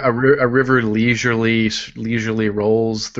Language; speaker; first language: English; native; English